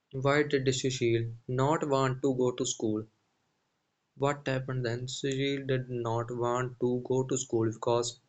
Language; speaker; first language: English; non-native, local second language; Punjabi